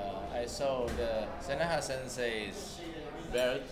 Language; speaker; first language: English; non-native, learner; Japanese